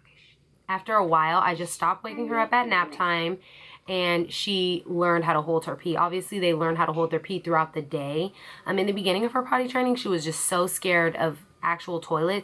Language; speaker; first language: English; native; English